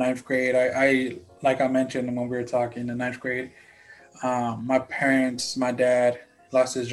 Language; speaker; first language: English; native; English